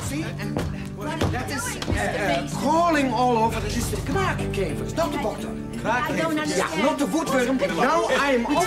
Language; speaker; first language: English; non-native, fluent; Dutch